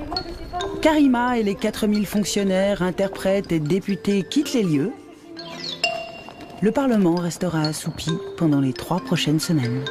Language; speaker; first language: French; native; French